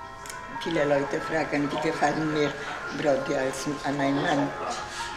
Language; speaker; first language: German; non-native, learner; Polish